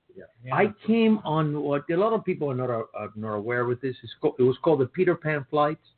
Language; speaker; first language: English; early bilingual, other home language; Spanish